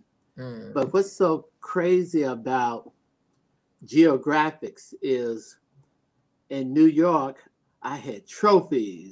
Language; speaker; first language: English; native; English